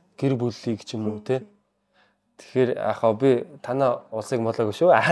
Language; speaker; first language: Mongolian; native; Mongolian